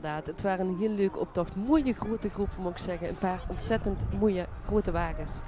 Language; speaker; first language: Dutch; native; Dutch